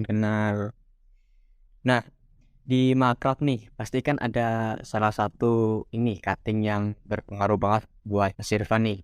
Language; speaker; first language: Indonesian; native; Indonesian